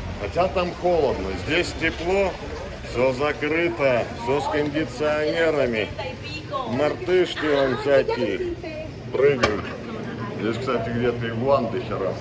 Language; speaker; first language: Russian; native; Russian